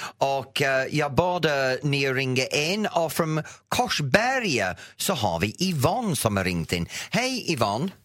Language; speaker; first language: Swedish; non-native, fluent; English